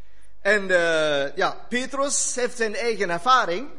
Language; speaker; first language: Dutch; non-native, fluent; German